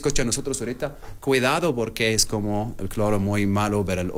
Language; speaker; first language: Spanish; non-native, learner; Arabic